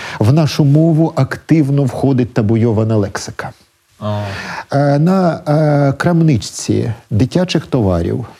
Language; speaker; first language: Ukrainian; native; Ukrainian